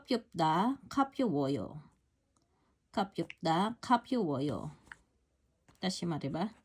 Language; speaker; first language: Korean; non-native, learner; Filipino